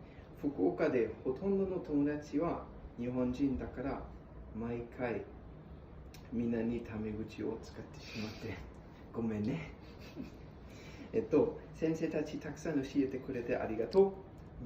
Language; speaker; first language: Japanese; non-native, learner; German